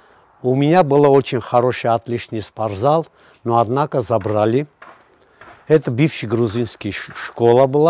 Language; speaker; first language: Russian; non-native, fluent; Armenian